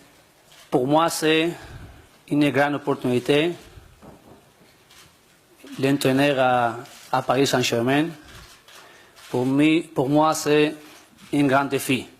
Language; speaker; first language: French; non-native, learner; Spanish